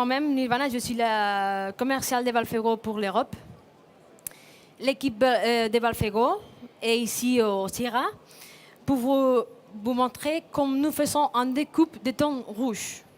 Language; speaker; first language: French; non-native, fluent; Spanish